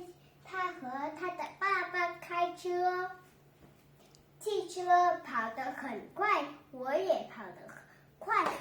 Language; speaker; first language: Chinese; non-native, learner; Vietnamese